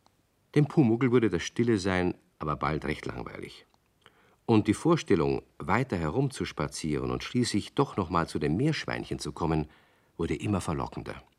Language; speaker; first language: German; native; German